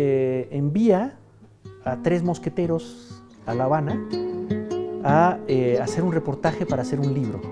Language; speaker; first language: Spanish; native; Spanish